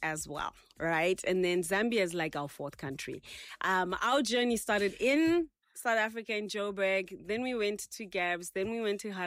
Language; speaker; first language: English; non-native, local second language; Tswana